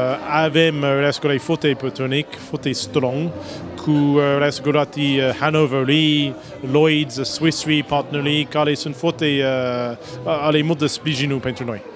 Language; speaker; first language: Romanian; non-native, learner; English